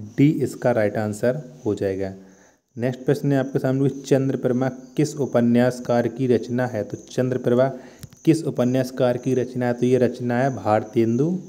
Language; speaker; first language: Hindi; native; Hindi